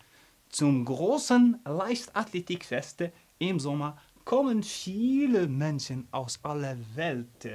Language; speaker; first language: German; non-native, fluent; Arabic